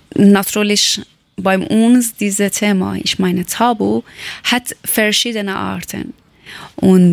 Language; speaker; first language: German; non-native, learner; Persian